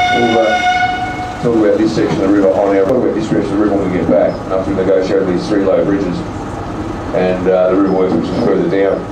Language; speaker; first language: English; native; English